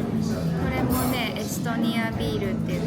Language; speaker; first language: Japanese; native; Japanese